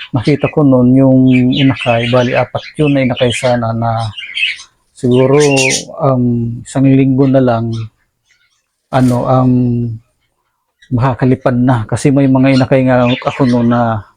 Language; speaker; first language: Filipino; non-native, local second language; Bikol